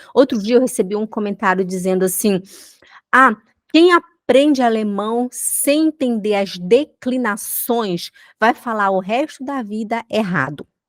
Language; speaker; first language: Portuguese; native; Portuguese